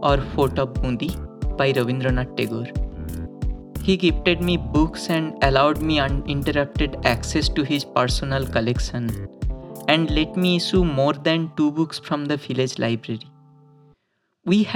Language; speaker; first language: English; non-native, local second language; Bangla